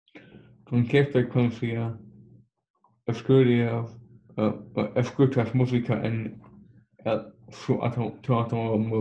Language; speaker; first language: Spanish; non-native, learner; English